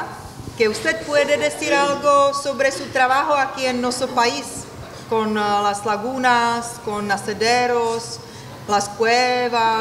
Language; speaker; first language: Spanish; non-native, learner; Czech